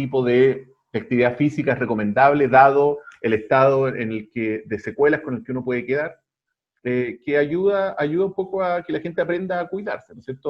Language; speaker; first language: Spanish; native; Spanish